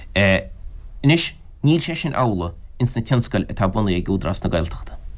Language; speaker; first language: Irish; native; Irish